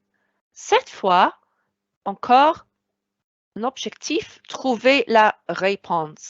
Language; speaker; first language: French; non-native, fluent; Welsh